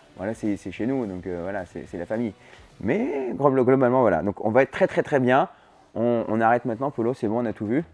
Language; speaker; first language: French; native; French